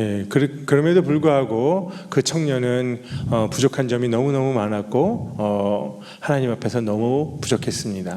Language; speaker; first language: Korean; native; Korean